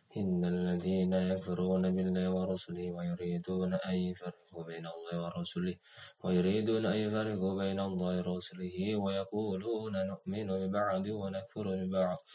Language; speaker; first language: Arabic; non-native, learner; Indonesian